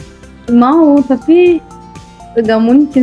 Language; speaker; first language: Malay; non-native, fluent; Turkish